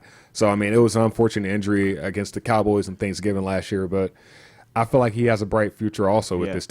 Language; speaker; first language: English; native; English